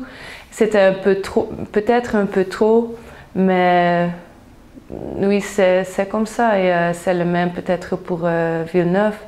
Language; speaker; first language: French; non-native, local second language; Dutch